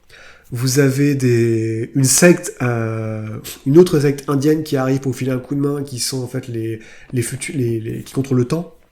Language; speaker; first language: French; native; French